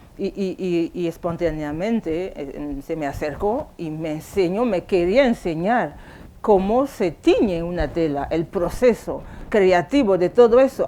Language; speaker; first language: Spanish; non-native, fluent; Fang